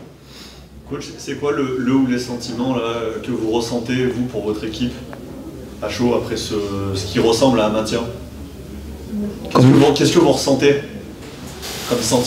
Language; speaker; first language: French; native; French